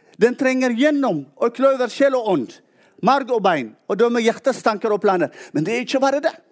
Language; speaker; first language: Norwegian; non-native, fluent; Tigrinya